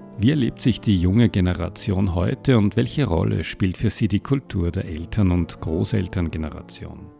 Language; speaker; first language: German; native; German